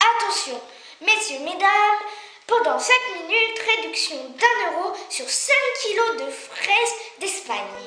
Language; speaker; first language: French; native; French